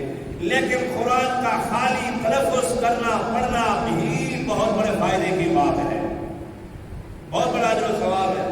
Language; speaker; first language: Urdu; native; Urdu